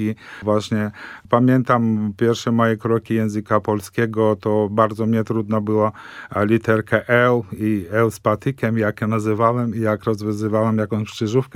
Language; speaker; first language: Polish; non-native, fluent; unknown